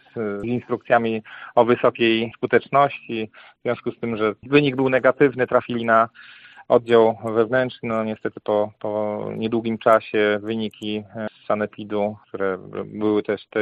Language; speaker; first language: Polish; native; Polish